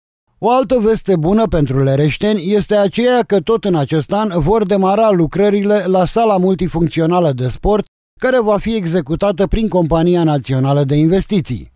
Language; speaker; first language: Romanian; native; Romanian